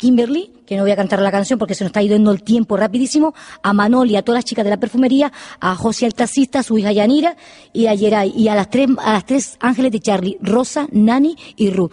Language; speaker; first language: Spanish; native; Spanish